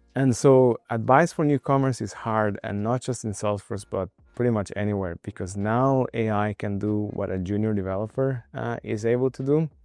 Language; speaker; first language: English; non-native, fluent; Spanish